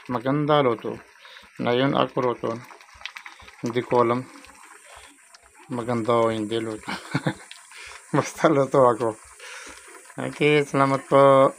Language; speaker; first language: Filipino; non-native, learner; Punjabi